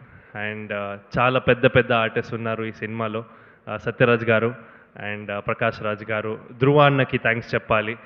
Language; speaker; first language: Telugu; non-native, learner; Kannada